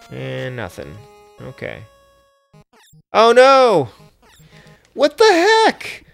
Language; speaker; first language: English; native; English